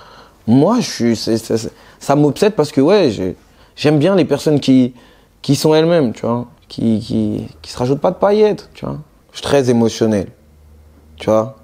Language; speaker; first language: French; native; French